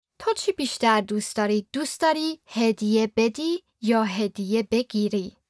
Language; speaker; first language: Persian; non-native, fluent; German